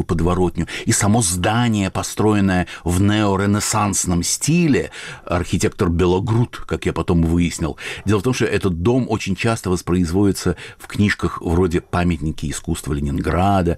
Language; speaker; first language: Russian; native; Russian